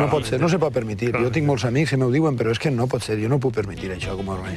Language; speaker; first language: Catalan; native; Catalan